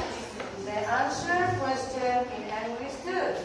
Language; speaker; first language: English; non-native, learner; Indonesian